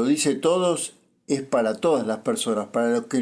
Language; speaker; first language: Spanish; native; Spanish